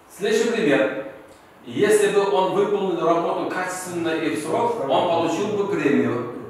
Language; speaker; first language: Russian; non-native, local second language; Uzbek